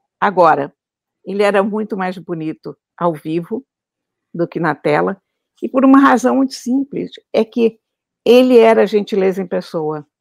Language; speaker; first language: Portuguese; native; Portuguese